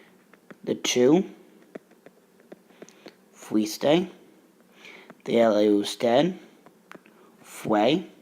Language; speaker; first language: Spanish; non-native, fluent; English